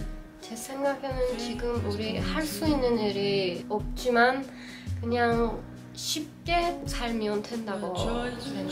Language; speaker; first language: Korean; non-native, learner; Persian